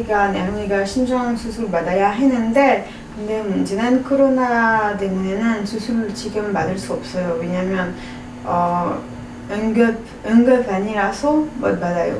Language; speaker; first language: Korean; non-native, learner; French